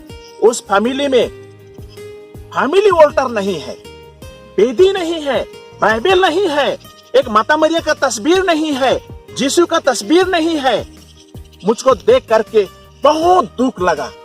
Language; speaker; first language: Hindi; non-native, local second language; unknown